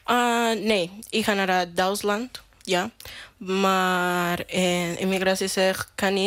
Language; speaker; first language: Dutch; non-native, learner; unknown